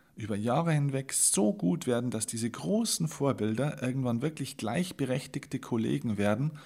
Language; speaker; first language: German; native; German